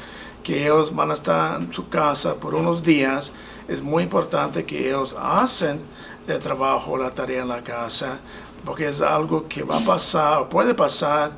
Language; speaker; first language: Spanish; non-native, fluent; English